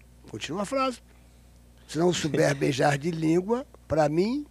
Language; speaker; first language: Portuguese; native; Portuguese